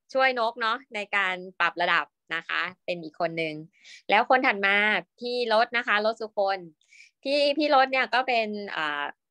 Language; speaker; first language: Thai; native; Thai